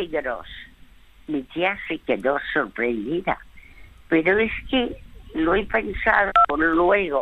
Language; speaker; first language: Spanish; early bilingual, other home language; French